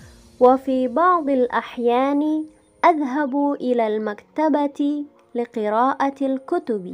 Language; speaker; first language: Arabic; non-native, learner; Indonesian